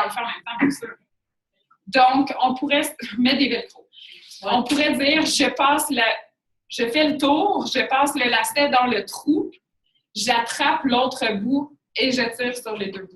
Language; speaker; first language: French; native; French